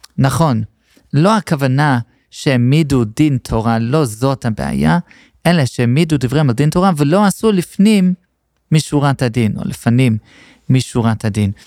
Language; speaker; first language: Hebrew; non-native, fluent; English